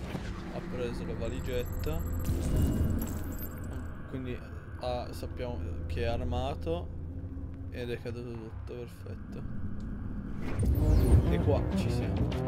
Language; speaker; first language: Italian; native; Italian